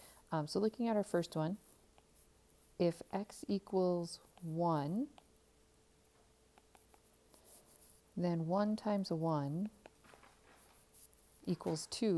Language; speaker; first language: English; native; English